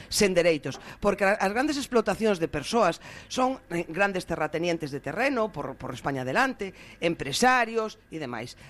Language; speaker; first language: Galician; native; Galician